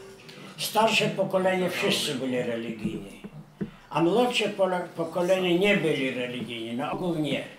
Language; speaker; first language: Polish; non-native, local second language; Yiddish